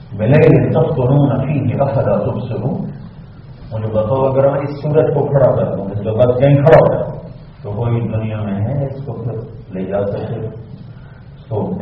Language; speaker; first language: Urdu; non-native, local second language; Punjabi